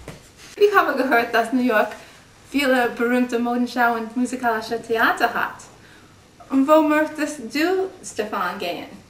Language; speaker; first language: German; non-native, learner; English